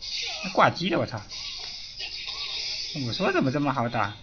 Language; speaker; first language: Chinese; native; Chinese